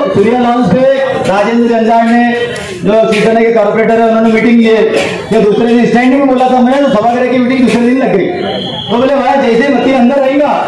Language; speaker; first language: Hindi; non-native, local second language; Urdu